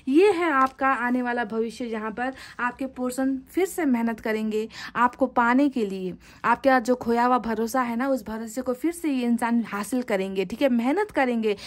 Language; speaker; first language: Hindi; native; Hindi